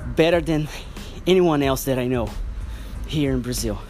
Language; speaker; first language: English; non-native, fluent; Portuguese